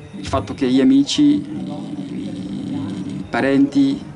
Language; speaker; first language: Italian; non-native, fluent; French